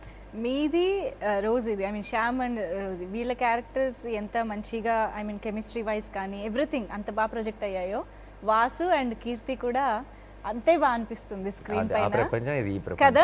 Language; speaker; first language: Telugu; native; Telugu